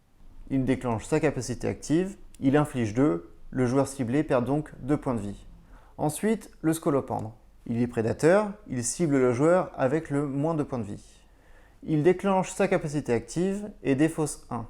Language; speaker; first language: French; native; French